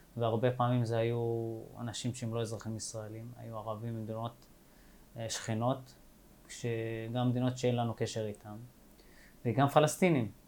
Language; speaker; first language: Hebrew; non-native, local second language; Arabic